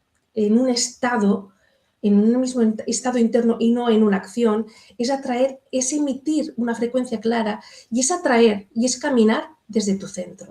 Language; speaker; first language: Spanish; native; Spanish